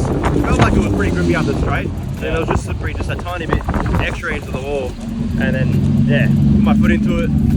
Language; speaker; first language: English; native; English